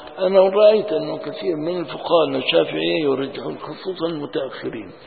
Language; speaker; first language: Arabic; non-native, local second language; Kurdish